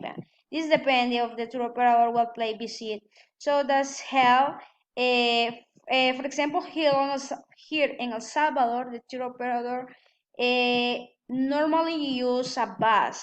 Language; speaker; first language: English; non-native, learner; Spanish